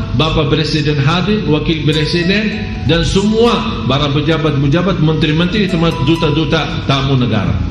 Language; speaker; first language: Malay; non-native, fluent; Arabic